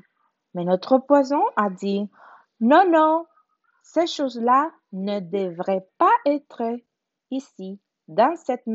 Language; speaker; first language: French; non-native, learner; Spanish